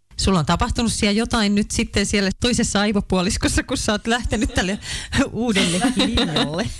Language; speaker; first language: Finnish; native; Finnish